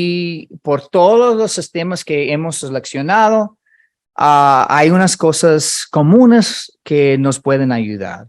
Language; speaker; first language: Spanish; non-native, fluent; English